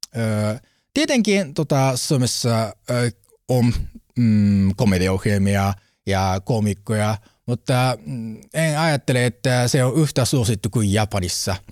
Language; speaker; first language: Finnish; non-native, learner; Japanese